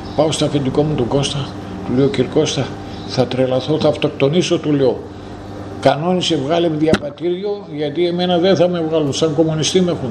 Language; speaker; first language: Greek; native; Greek